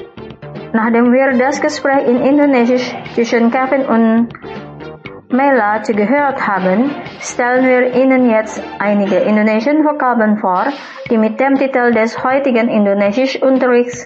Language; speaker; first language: German; non-native, fluent; Indonesian